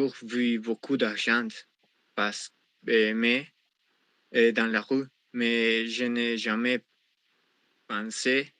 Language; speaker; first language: French; non-native, learner; Spanish